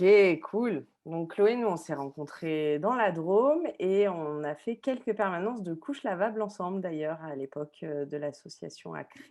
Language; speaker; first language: French; native; French